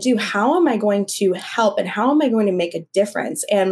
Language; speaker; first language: English; native; English